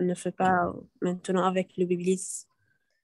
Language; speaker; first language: French; non-native, learner; Arabic